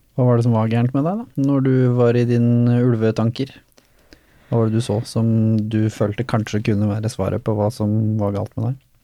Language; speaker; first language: Norwegian; native; Norwegian